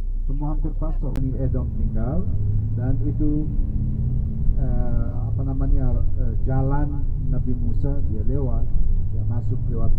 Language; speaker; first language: Indonesian; non-native, fluent; Arabic